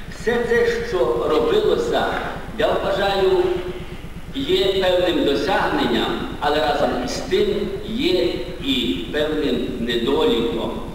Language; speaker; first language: Ukrainian; native; Ukrainian